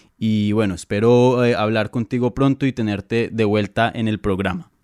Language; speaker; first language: Spanish; native; Spanish